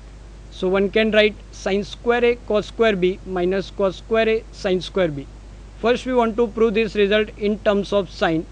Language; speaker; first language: English; non-native, local second language; Gujarati